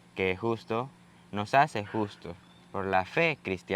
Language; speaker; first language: Spanish; native; Spanish